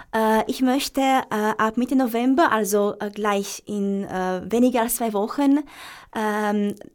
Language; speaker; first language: German; non-native, fluent; Romanian